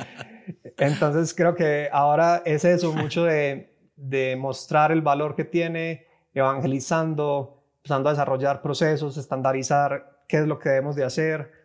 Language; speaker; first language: Spanish; native; Spanish